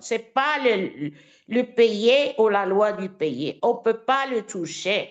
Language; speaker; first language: French; non-native, fluent; Italian